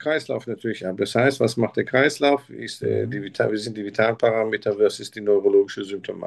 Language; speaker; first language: German; native; German